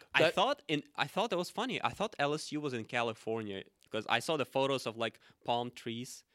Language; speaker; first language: English; non-native, fluent; Russian